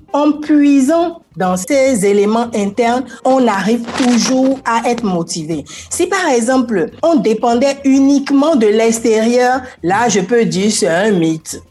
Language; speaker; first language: French; non-native, local second language; Fon